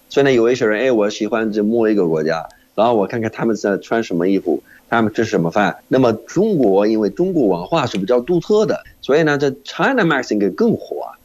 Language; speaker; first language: Chinese; non-native, fluent; Arabic